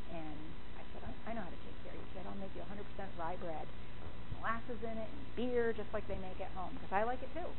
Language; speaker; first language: English; native; English